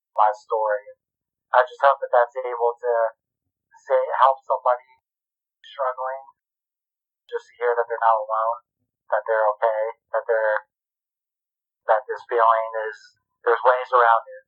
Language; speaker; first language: English; native; English